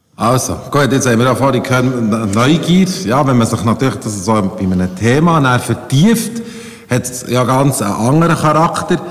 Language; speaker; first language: German; native; German